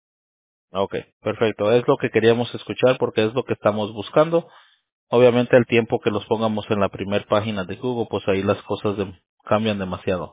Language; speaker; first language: Spanish; native; Spanish